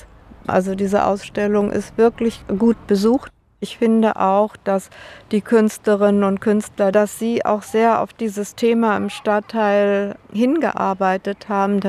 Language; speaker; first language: German; native; German